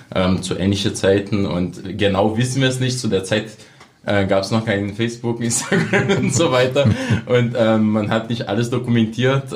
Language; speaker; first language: German; non-native, fluent; Portuguese